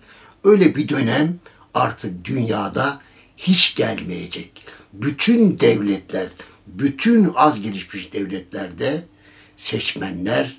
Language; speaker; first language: Turkish; native; Turkish